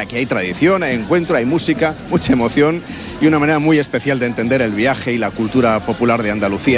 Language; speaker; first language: Spanish; native; Spanish